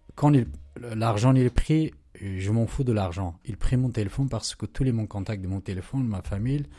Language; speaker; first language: French; non-native, fluent; Urdu